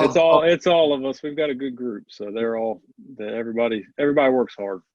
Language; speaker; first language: English; native; English